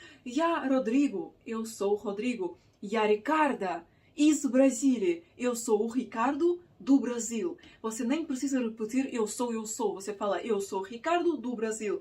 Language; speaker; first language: Portuguese; non-native, fluent; Russian